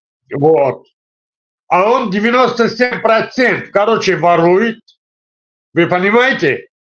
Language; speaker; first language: Russian; non-native, local second language; Tajik